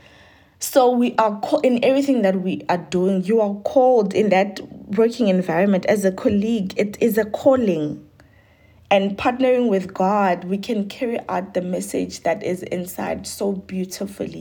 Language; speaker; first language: English; non-native, local second language; Tsonga